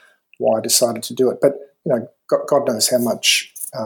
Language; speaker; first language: English; native; English